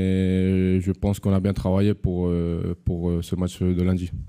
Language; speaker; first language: French; non-native, fluent; Spanish